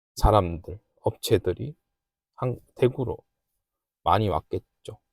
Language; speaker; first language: Korean; native; Korean